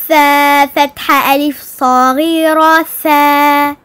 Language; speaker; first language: Arabic; non-native, learner; French